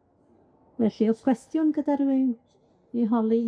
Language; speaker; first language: Welsh; native; Welsh